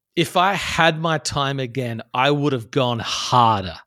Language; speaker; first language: English; native; English